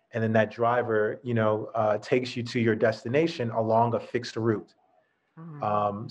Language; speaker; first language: English; native; English